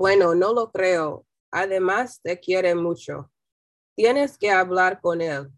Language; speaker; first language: Spanish; non-native, learner; English